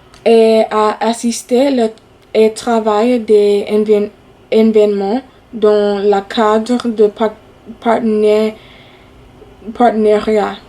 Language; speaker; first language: French; non-native, fluent; English